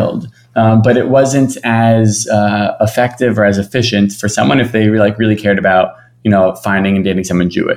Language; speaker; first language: English; native; English